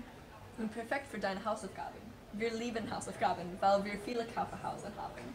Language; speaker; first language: German; non-native, learner; English